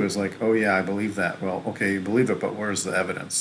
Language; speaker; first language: English; native; English